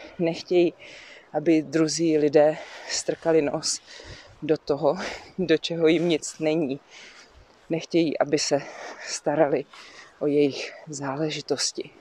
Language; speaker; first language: Czech; native; Czech